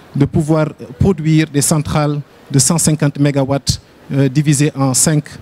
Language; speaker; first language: French; non-native, local second language; Wolof